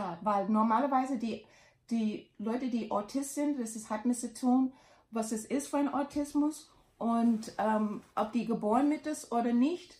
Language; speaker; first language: German; non-native, learner; English